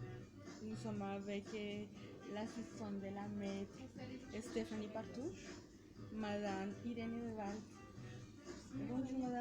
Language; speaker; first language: French; non-native, learner; Spanish